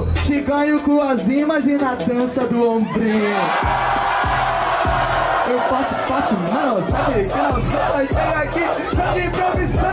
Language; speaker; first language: Portuguese; native; Portuguese